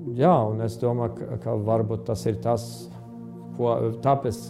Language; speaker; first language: Latvian; non-native, fluent; Estonian